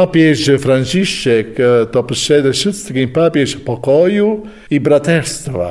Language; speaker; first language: Polish; non-native, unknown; Italian